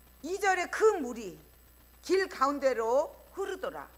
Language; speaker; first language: Korean; native; Korean